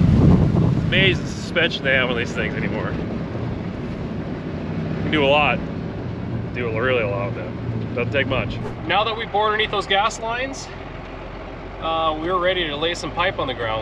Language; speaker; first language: English; native; English